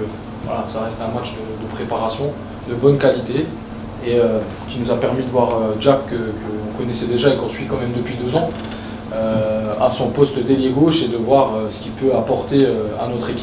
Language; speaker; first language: French; native; French